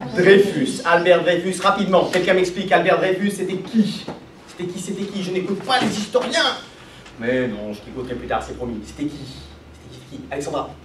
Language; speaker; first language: French; native; French